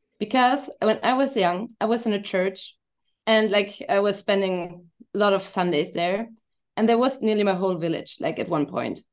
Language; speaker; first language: English; non-native, fluent; German